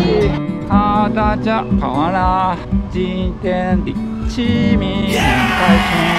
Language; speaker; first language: Chinese; non-native, fluent; Japanese